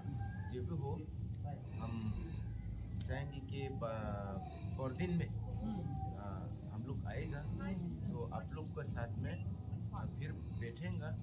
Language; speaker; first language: Hindi; non-native, local second language; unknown